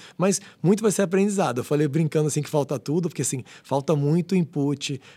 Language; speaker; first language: Portuguese; non-native, fluent; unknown